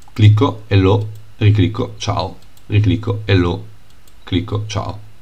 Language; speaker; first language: Italian; native; Italian